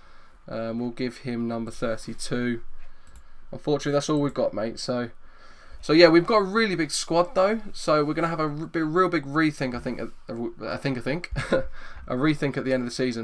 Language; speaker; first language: English; native; English